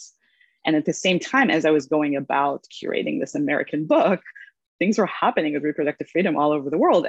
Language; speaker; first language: English; non-native, fluent; Hebrew